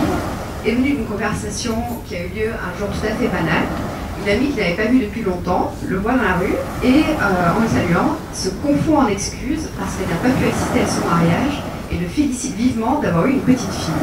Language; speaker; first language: French; native; French